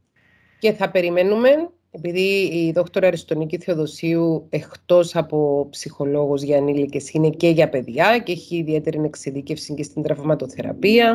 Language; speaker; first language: Greek; native; Greek